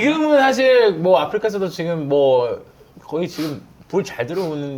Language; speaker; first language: Korean; early bilingual, other home language; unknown